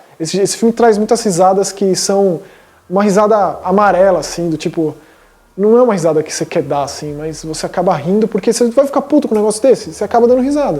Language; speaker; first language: Portuguese; native; Portuguese